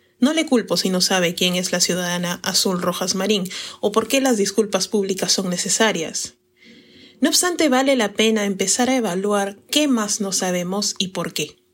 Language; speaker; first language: Spanish; native; Spanish